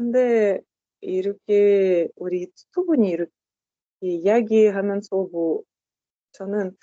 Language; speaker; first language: Korean; non-native, learner; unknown